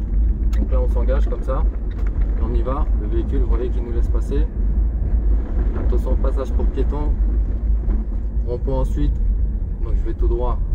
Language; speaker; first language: French; native; French